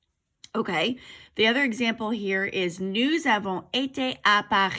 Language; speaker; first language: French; non-native, fluent; English